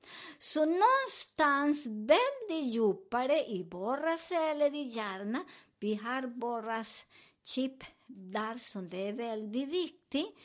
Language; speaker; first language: Swedish; non-native, fluent; Spanish